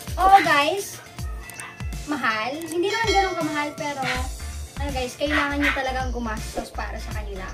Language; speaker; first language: Filipino; non-native, local second language; Bikol